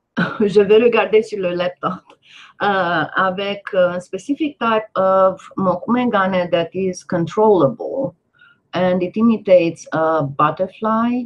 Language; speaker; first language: French; non-native, fluent; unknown